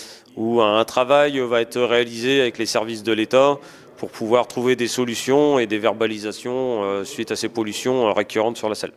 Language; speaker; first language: French; native; French